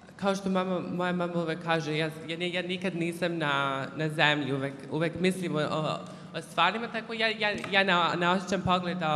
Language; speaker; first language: Serbian; early bilingual, heritage; Serbian